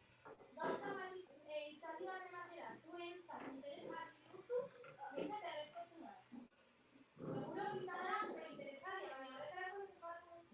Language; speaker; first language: Basque; non-native, local second language; Spanish